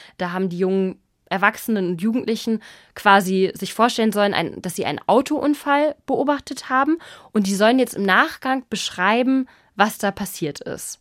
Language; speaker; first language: German; native; German